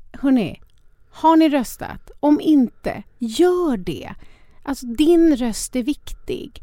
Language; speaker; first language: Swedish; native; Swedish